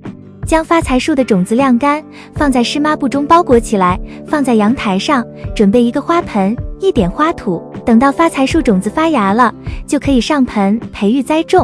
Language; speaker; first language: Chinese; native; Chinese